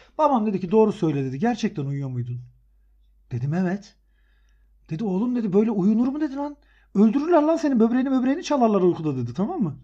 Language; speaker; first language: Turkish; native; Turkish